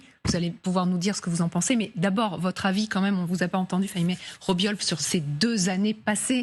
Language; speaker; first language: French; native; French